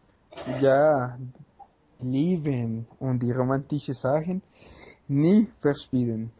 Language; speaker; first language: German; non-native, learner; Spanish